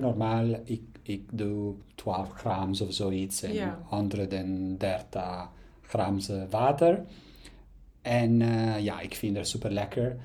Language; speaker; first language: Dutch; non-native, learner; Italian